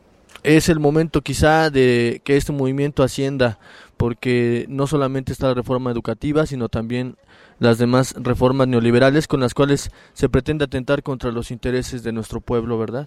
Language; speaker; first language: Spanish; native; Spanish